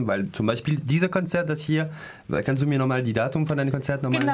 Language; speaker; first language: German; non-native, learner; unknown